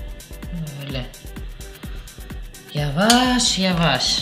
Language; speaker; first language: Turkish; non-native, learner; Russian